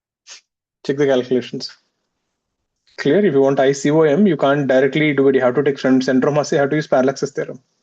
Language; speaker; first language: English; non-native, local second language; Hindi